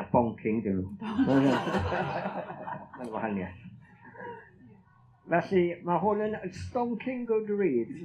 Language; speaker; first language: Welsh; native; Welsh